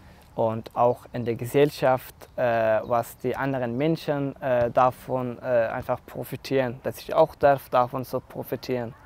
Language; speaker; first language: German; non-native, learner; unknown